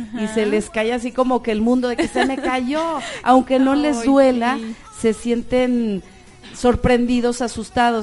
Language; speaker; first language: Spanish; native; Spanish